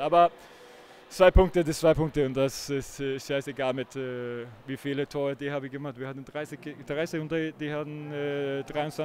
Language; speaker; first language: German; non-native, learner; Icelandic